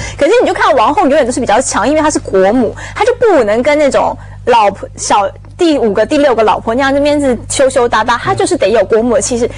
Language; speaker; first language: Chinese; native; Chinese